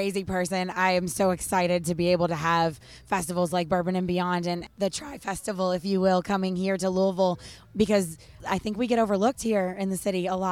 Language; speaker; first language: English; native; English